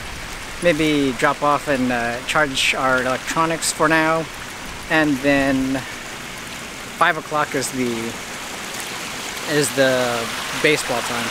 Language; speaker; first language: English; native; English